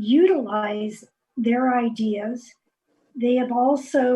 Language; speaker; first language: English; native; English